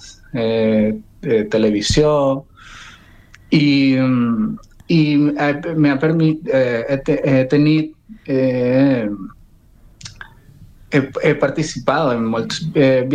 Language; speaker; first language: Catalan; non-native, learner; Spanish